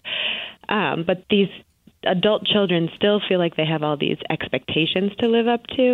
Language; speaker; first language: English; native; English